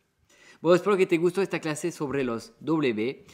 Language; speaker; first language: Spanish; non-native, fluent; French